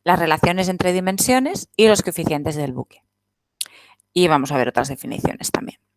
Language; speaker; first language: Spanish; non-native, local second language; Catalan